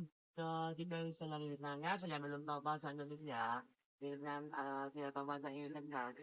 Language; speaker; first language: Indonesian; non-native, learner; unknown